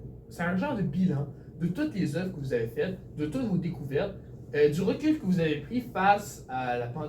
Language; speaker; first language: French; native; French